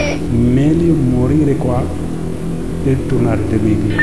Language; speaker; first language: Italian; non-native, learner; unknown